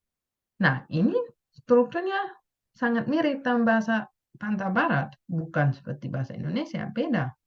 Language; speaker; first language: Indonesian; non-native, fluent; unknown